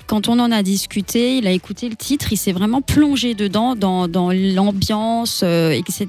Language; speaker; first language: French; native; French